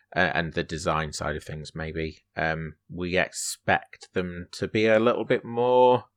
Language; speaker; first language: English; native; English